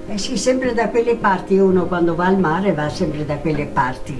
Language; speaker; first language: Italian; native; Italian